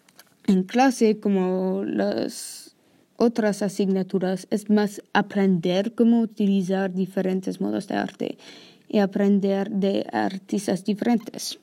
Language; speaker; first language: Spanish; non-native, learner; English